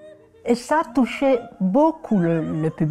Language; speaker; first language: French; non-native, fluent; Italian